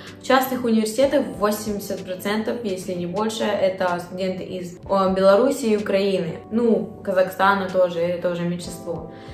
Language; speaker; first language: Russian; native; Russian